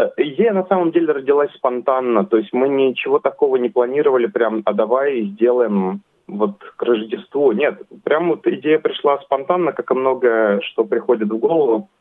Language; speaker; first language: Russian; native; Russian